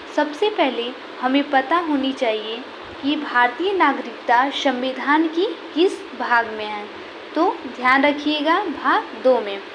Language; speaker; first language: Hindi; native; Hindi